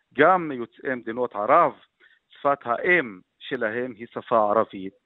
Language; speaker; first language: Hebrew; non-native, local second language; Arabic